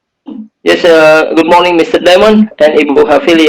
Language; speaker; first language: English; non-native, learner; Indonesian